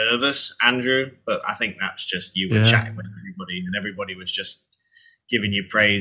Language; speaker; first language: English; native; English